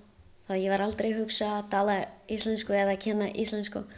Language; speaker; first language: Icelandic; non-native, learner; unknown